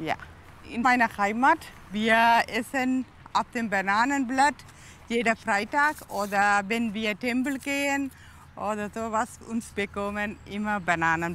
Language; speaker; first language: German; non-native, learner; Tamil